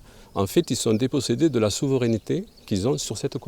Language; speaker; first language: French; native; French